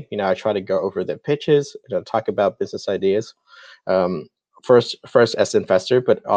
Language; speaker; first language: English; non-native, local second language; Cantonese